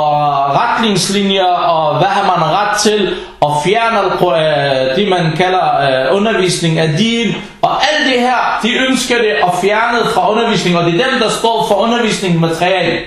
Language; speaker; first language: Danish; non-native, fluent; Arabic